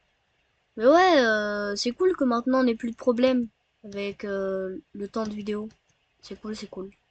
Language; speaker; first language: French; native; French